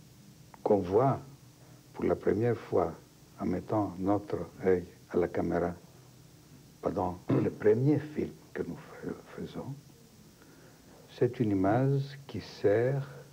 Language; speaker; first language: French; non-native, fluent; Greek